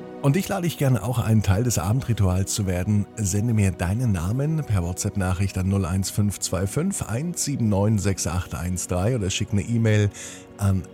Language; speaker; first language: German; native; German